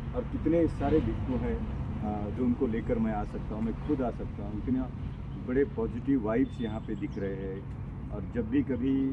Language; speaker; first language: Hindi; non-native, local second language; Marathi